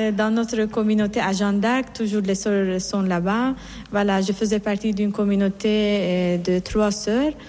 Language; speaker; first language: French; non-native, fluent; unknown